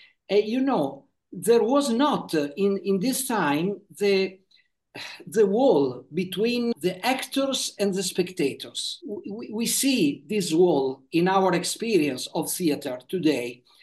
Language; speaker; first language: English; non-native, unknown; Italian